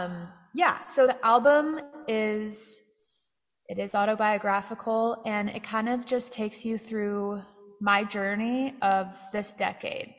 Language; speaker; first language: English; native; English